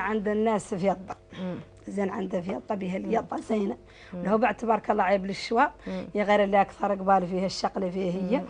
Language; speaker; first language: Arabic; native; Arabic